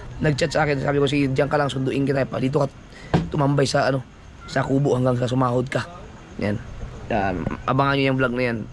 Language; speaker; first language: Filipino; non-native, local second language; Cebuano